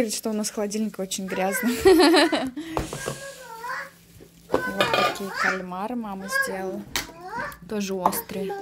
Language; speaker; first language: Russian; native; Russian